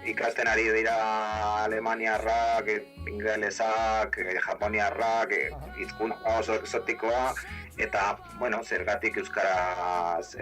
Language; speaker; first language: Basque; non-native, learner; Spanish